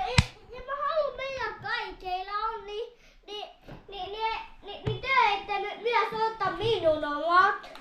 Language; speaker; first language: Finnish; early bilingual, other home language; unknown